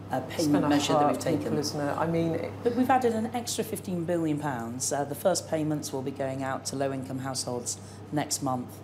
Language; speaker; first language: English; native; English